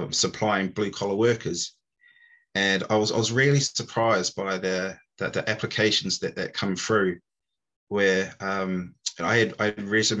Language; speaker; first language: English; native; English